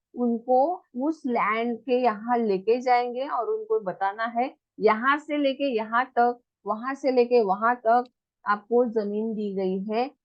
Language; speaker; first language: Hindi; non-native, local second language; Marathi